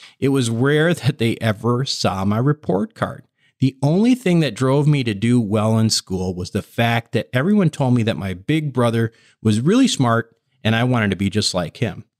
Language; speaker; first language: English; native; English